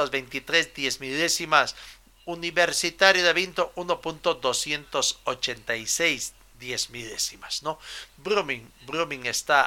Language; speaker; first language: Spanish; native; Spanish